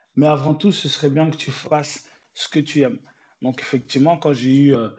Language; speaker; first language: French; native; French